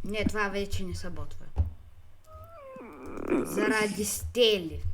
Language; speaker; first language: Bulgarian; native; Bulgarian